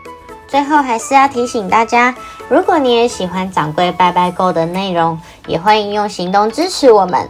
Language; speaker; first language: Chinese; native; Chinese